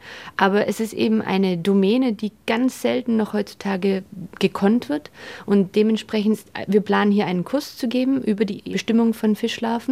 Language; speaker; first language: German; native; German